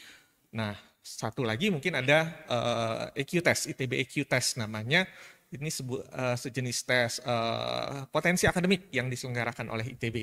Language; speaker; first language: Indonesian; native; Indonesian